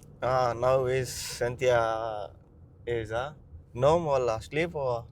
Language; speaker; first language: English; non-native, learner; Telugu